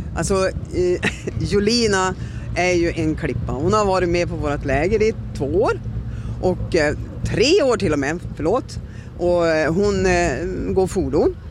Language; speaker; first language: Swedish; native; Swedish